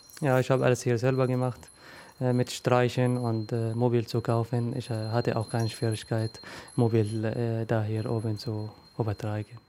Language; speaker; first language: German; non-native, learner; Arabic